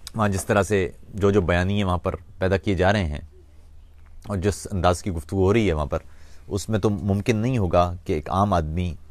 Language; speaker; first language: Urdu; non-native, local second language; Punjabi